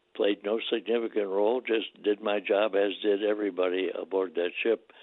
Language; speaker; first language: English; native; English